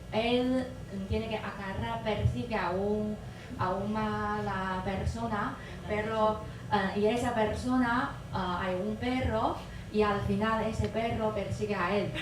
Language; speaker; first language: Spanish; non-native, fluent; Chinese